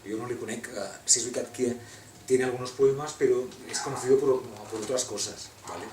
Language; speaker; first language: Spanish; non-native, local second language; Catalan